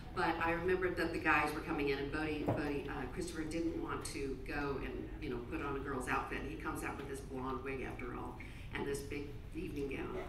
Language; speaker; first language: English; native; English